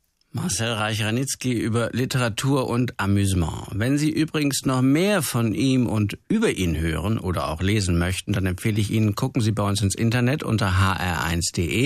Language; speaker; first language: German; native; German